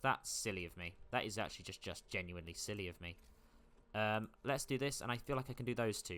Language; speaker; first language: English; native; English